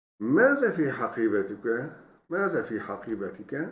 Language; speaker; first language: Arabic; non-native, fluent; Turkish